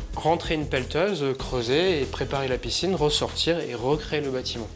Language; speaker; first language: French; native; French